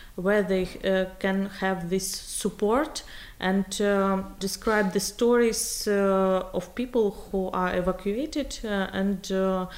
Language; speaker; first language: English; non-native, learner; Ukrainian